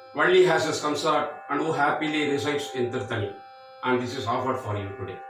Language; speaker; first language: English; non-native, local second language; Tamil